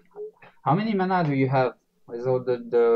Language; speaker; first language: English; non-native, learner; Spanish